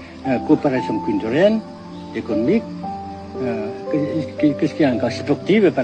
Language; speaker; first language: French; non-native, fluent; Vietnamese